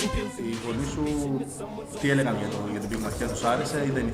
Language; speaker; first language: Greek; native; Greek